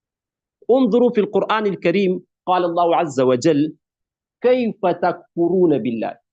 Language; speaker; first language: Arabic; non-native, fluent; Urdu